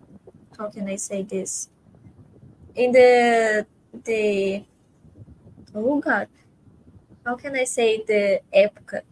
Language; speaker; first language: English; non-native, fluent; Portuguese